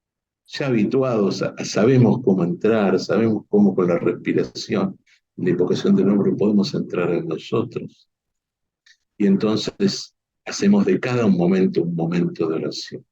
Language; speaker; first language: Spanish; native; Spanish